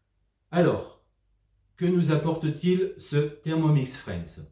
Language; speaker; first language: French; native; French